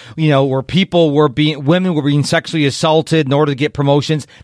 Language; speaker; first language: English; native; English